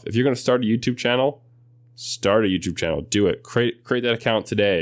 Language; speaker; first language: English; native; English